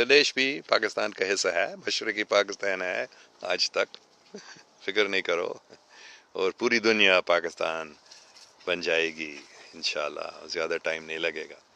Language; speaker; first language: Hindi; non-native, local second language; English